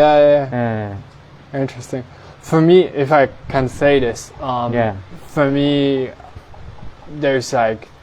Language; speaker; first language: English; non-native, fluent; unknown